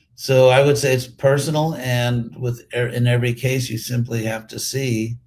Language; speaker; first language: English; native; English